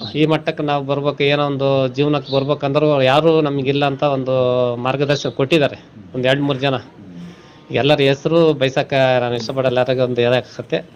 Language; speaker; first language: Kannada; non-native, local second language; Telugu